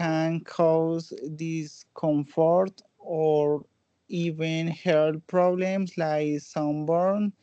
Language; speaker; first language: English; non-native, learner; Spanish